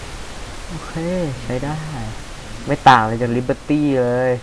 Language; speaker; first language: Thai; native; Thai